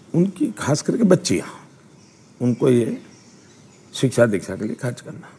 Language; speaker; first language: Hindi; non-native, local second language; Gujarati